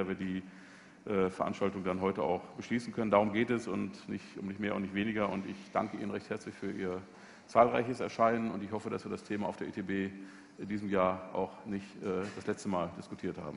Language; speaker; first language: German; native; German